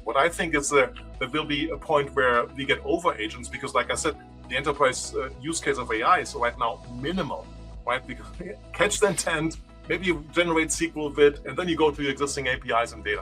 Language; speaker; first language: English; non-native, fluent; German